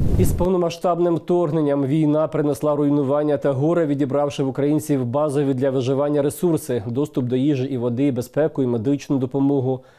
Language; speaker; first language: Ukrainian; native; Ukrainian